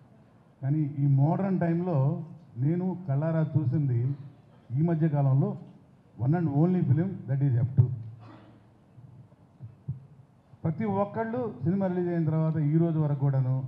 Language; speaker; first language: Telugu; native; Telugu